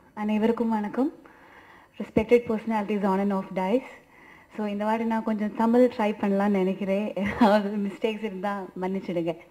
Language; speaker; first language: Tamil; non-native, learner; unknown